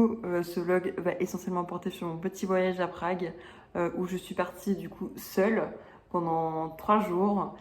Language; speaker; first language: French; native; French